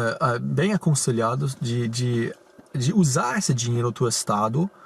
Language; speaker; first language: Portuguese; non-native, fluent; German